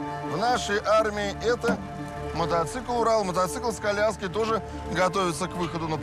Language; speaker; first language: Russian; native; Russian